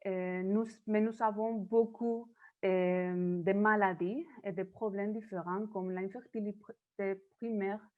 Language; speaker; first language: French; non-native, learner; Spanish